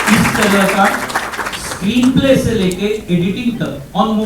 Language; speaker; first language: Hindi; non-native, local second language; Marathi